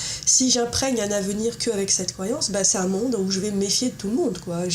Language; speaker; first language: French; native; French